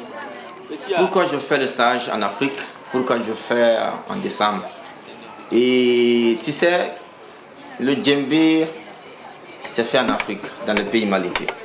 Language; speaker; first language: French; non-native, local second language; Mandingo